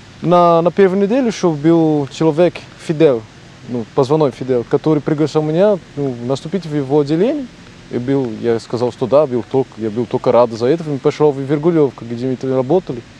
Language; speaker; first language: Russian; non-native, learner; Portuguese